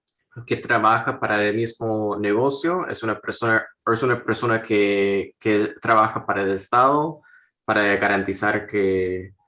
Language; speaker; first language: Spanish; non-native, fluent; English